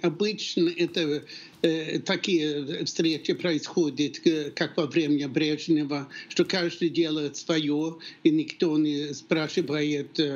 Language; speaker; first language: Russian; non-native, fluent; Swedish